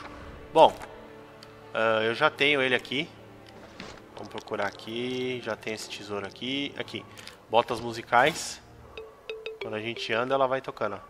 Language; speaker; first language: Portuguese; native; Portuguese